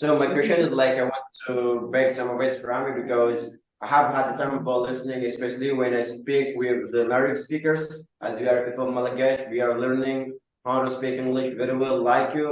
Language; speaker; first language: English; non-native, learner; Malagasy